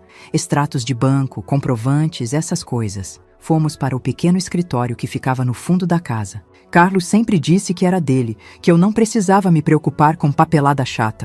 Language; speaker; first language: Portuguese; native; Portuguese